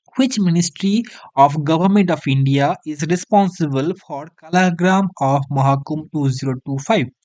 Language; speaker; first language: English; non-native, local second language; Bangla